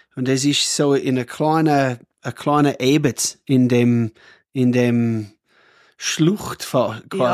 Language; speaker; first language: German; non-native, fluent; English